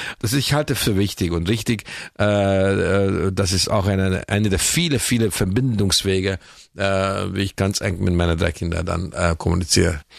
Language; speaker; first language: German; non-native, fluent; Hungarian